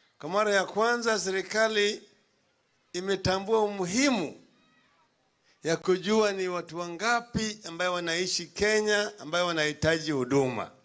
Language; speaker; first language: Swahili; non-native, local second language; Luo (Kenya and Tanzania)